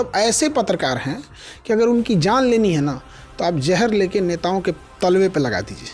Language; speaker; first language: Hindi; native; Hindi